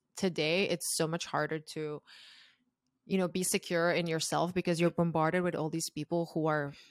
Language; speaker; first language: English; non-native, fluent; Croatian